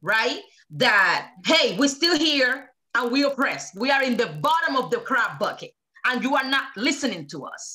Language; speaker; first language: English; early bilingual, other home language; Spanish